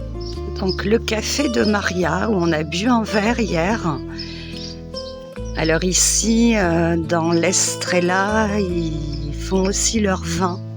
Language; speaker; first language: French; native; French